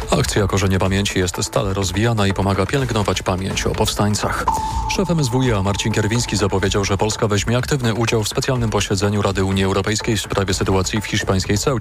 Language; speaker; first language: Polish; native; Polish